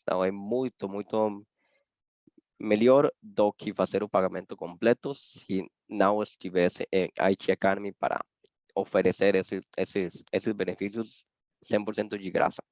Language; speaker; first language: Portuguese; non-native, fluent; Spanish